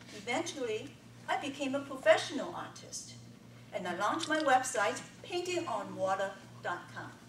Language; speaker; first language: English; non-native, fluent; Chinese